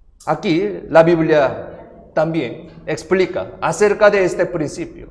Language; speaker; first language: Spanish; non-native, fluent; Korean